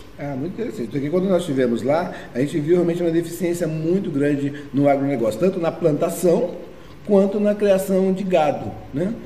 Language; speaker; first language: Portuguese; native; Portuguese